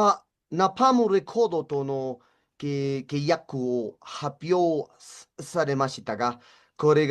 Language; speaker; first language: Japanese; non-native, learner; Spanish